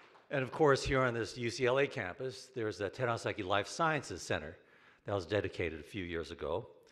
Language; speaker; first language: English; native; English